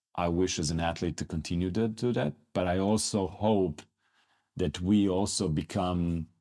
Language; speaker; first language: English; non-native, fluent; Croatian